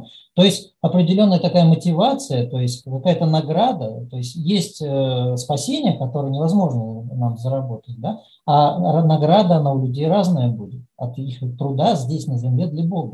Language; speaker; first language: Russian; native; Russian